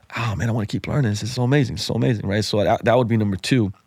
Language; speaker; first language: English; non-native, fluent; Slovenian